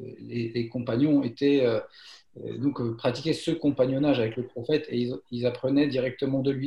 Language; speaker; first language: French; native; French